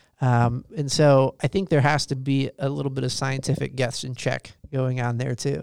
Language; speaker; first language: English; native; English